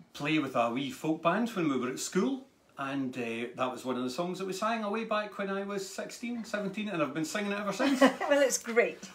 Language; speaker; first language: English; native; English